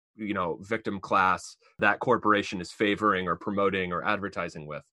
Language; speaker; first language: English; native; English